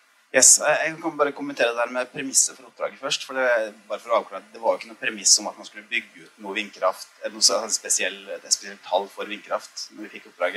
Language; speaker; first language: Norwegian; native; Norwegian